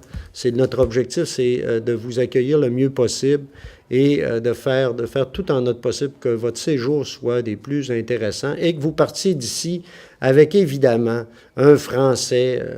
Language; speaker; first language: French; native; French